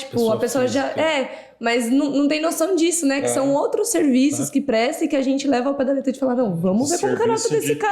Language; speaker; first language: Portuguese; native; Portuguese